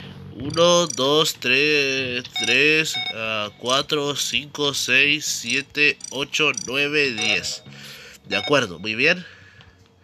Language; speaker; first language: Spanish; native; Spanish